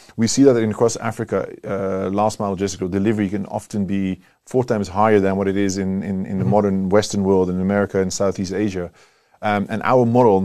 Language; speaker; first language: English; non-native, fluent; Dutch